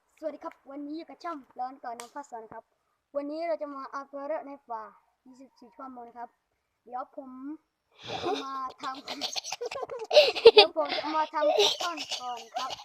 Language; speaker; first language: Thai; native; Thai